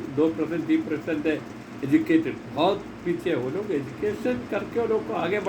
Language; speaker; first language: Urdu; non-native, local second language; Malayalam